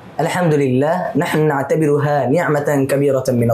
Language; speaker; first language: Arabic; non-native, learner; Bangla